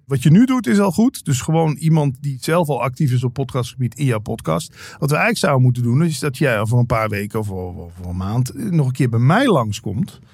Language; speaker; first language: Dutch; native; Dutch